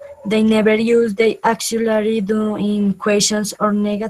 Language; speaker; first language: English; non-native, learner; Spanish